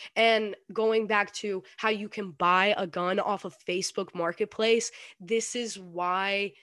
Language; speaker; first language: English; native; English